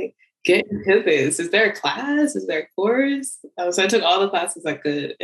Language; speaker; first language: English; native; English